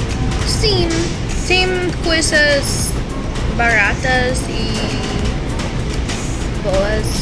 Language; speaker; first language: Portuguese; non-native, learner; English